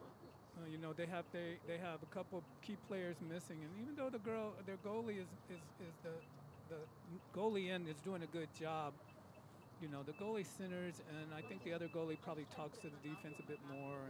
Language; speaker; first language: English; native; English